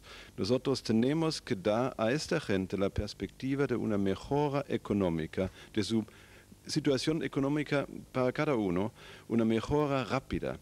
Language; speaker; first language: Spanish; non-native, fluent; German